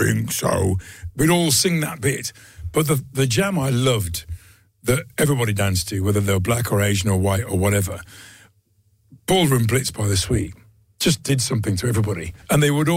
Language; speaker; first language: English; native; English